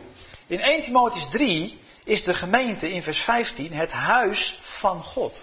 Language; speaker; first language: Dutch; native; Dutch